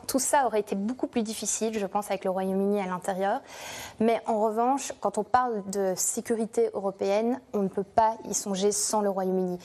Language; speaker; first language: French; non-native, fluent; English